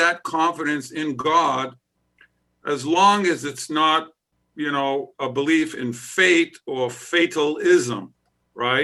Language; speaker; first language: English; native; English